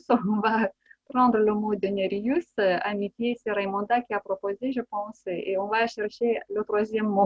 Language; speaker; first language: French; non-native, fluent; Lithuanian